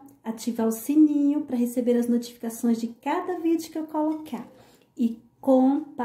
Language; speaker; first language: Portuguese; native; Portuguese